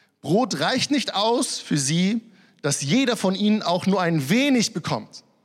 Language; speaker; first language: German; early bilingual, other home language; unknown